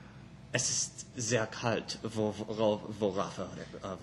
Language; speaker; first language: German; non-native, learner; English